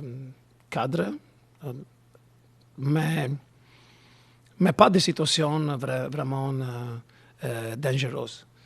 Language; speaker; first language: French; non-native, learner; Italian